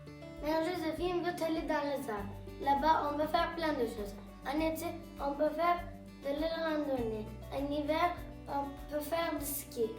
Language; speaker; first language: French; non-native, learner; Turkish